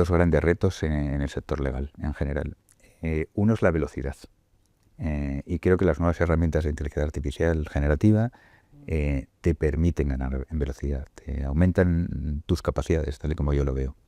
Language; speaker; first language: Spanish; native; Spanish